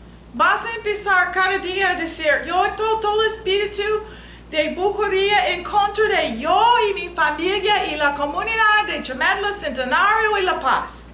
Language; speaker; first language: Spanish; non-native, learner; English